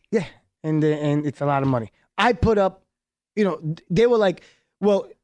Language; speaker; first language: English; early bilingual, other home language; Hebrew